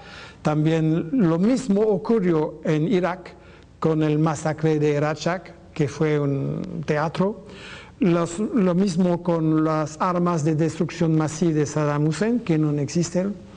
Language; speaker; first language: Spanish; non-native, fluent; French